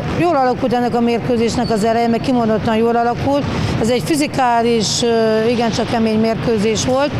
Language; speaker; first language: Hungarian; native; Hungarian